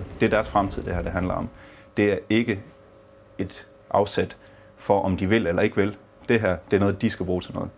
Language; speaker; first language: Danish; native; Danish